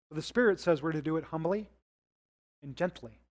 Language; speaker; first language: English; native; English